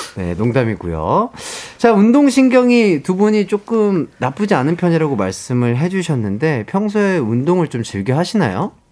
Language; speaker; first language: Korean; native; Korean